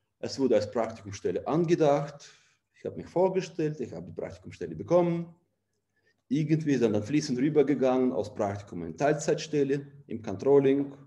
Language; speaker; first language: German; non-native, fluent; Russian